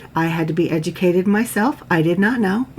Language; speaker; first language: English; native; English